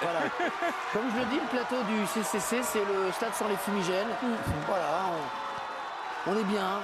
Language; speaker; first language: French; native; French